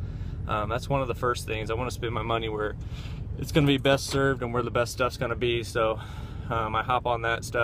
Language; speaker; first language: English; native; English